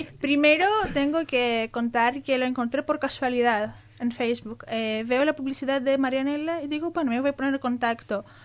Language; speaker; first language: Spanish; non-native, fluent; Greek